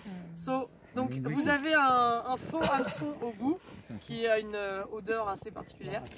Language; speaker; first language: French; native; French